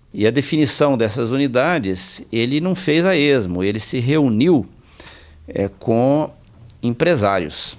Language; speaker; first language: Portuguese; native; Portuguese